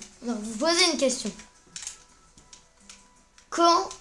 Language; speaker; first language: French; native; French